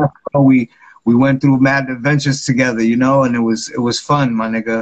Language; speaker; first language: English; native; English